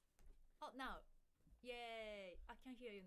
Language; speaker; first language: English; non-native, fluent; Japanese